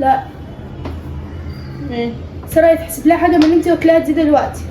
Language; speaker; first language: Arabic; native; Arabic